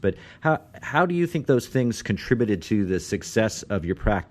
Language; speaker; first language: English; native; English